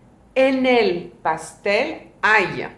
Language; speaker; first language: Spanish; non-native, fluent; French